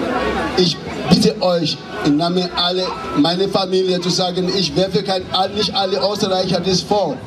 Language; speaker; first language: German; non-native, fluent; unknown